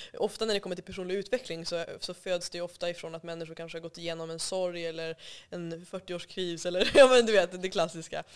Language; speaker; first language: Swedish; native; Swedish